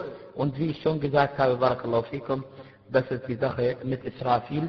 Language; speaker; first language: German; non-native, fluent; Arabic